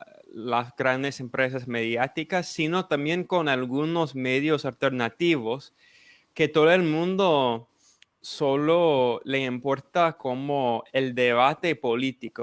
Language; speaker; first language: Spanish; non-native, fluent; English